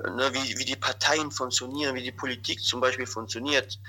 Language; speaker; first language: German; non-native, fluent; Arabic